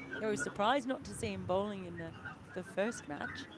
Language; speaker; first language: English; native; English